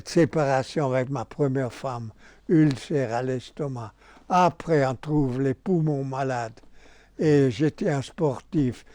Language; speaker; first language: French; non-native, local second language; German